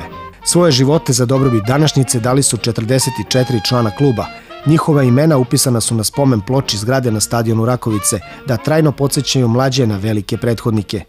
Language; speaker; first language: Serbian; native; Serbian